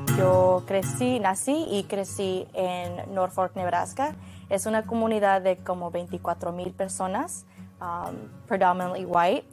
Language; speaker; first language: Spanish; early bilingual, heritage; Spanish